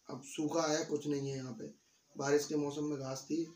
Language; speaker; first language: Hindi; native; Hindi